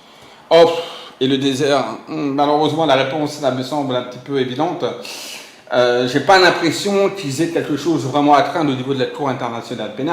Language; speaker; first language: French; native; French